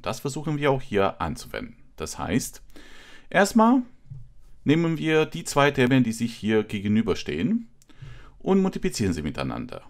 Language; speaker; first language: German; non-native, fluent; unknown